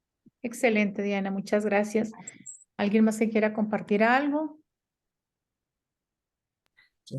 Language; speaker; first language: Spanish; native; Spanish